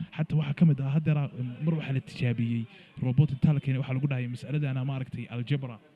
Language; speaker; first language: Somali; early bilingual, heritage; Somali